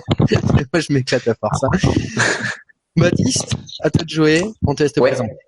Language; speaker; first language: French; native; French